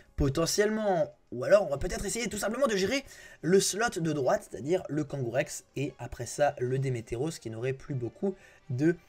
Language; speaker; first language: French; native; French